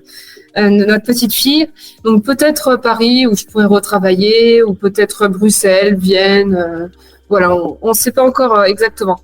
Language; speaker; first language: French; native; French